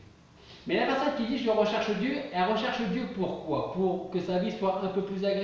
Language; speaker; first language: French; native; French